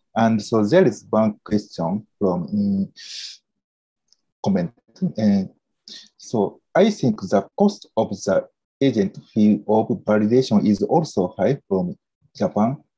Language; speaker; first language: English; non-native, fluent; Japanese